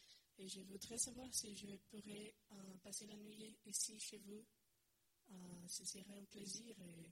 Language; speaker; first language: French; non-native, learner; Portuguese